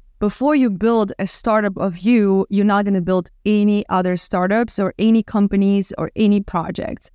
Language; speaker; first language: English; non-native, fluent; Russian